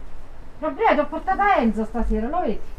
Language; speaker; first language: Italian; native; Italian